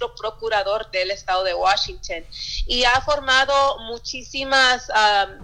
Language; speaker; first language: Spanish; early bilingual, heritage; Spanish